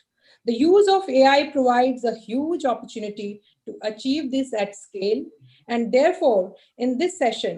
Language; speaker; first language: English; non-native, local second language; Hindi